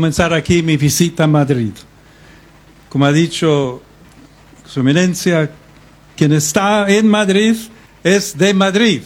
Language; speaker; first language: Spanish; non-native, fluent; English